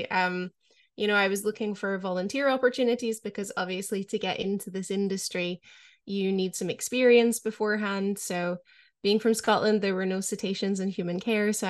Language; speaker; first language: English; native; English